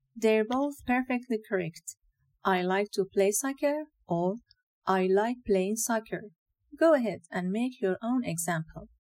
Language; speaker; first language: English; non-native, fluent; Persian